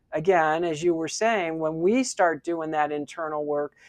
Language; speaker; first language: English; native; English